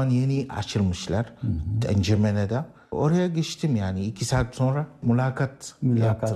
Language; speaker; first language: Turkish; non-native, learner; Arabic